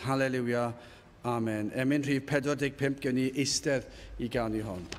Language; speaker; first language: Welsh; native; Welsh